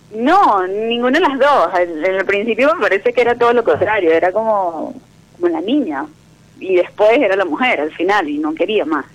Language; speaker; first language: Spanish; native; Spanish